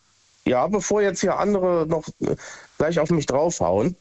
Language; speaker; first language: German; native; German